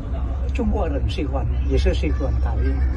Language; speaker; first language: Chinese; non-native, learner; Indonesian